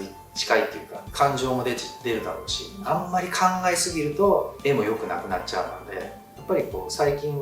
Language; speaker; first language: Japanese; native; Japanese